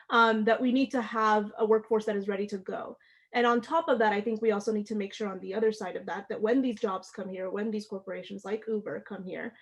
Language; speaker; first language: English; early bilingual, other home language; Amharic